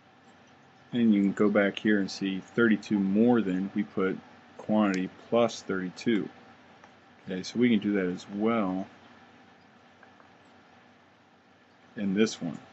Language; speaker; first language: English; native; English